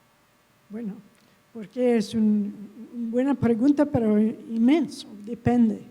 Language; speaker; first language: Spanish; non-native, fluent; English